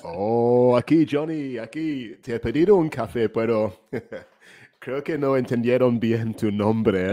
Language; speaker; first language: Spanish; non-native, fluent; English